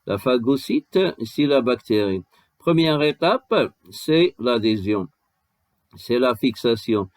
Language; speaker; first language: French; non-native, local second language; Arabic